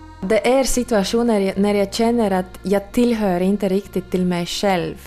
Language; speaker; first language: Swedish; non-native, fluent; Latvian